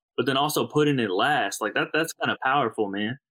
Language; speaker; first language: English; native; English